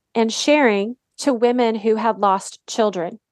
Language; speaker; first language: English; native; English